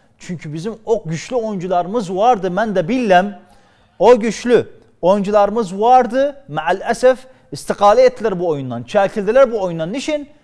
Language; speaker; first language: Turkish; native; Turkish